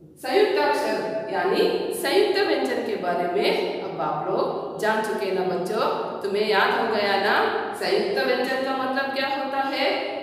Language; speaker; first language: Hindi; non-native, local second language; Kannada